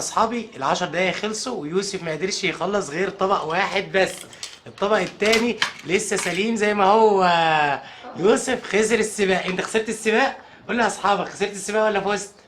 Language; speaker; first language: Arabic; native; Arabic